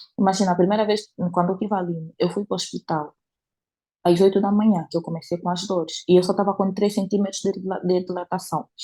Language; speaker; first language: Portuguese; native; Portuguese